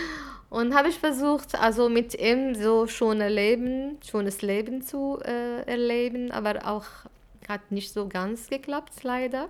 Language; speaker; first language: German; non-native, fluent; Arabic